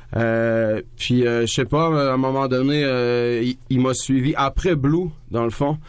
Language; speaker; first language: French; native; French